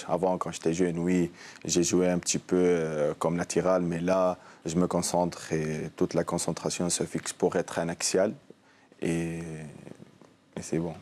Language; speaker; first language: French; non-native, local second language; Arabic